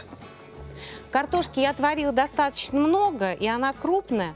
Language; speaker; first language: Russian; native; Russian